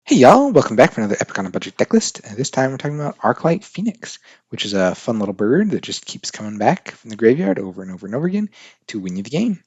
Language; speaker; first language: English; native; English